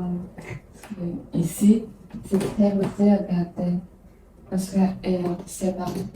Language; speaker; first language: French; non-native, learner; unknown